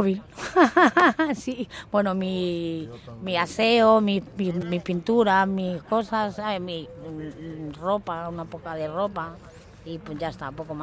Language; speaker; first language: Spanish; native; Spanish